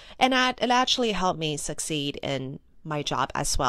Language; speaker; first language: English; early bilingual, other home language; Chinese